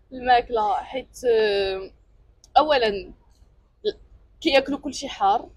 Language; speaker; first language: Arabic; native; Arabic